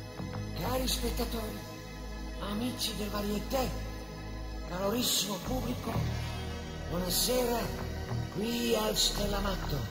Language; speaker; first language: Italian; non-native, learner; French